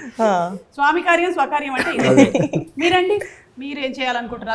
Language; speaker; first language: Telugu; native; Telugu